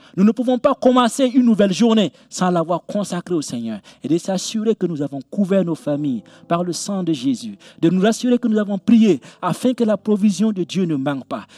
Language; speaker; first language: French; non-native, local second language; Mossi